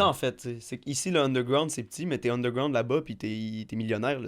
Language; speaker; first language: French; native; French